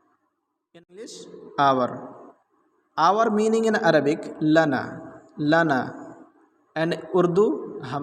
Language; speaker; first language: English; non-native, learner; Urdu